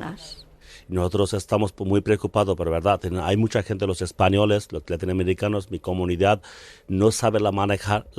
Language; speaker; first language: Spanish; non-native, learner; Bangla